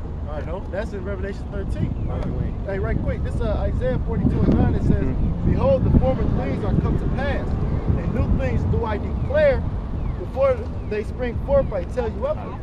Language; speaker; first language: English; native; English